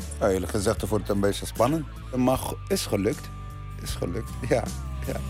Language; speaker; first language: Dutch; non-native, learner; Arabic